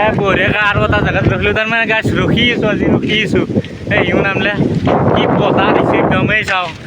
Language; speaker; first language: Assamese; non-native, local second language; Bangla